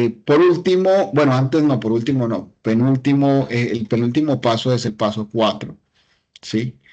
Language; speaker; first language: Spanish; native; Spanish